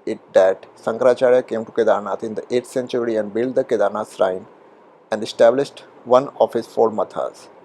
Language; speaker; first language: English; non-native, local second language; Hindi